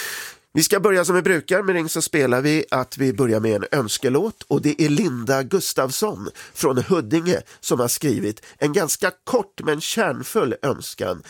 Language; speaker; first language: Swedish; native; Swedish